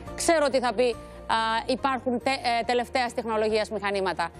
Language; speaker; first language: Greek; native; Greek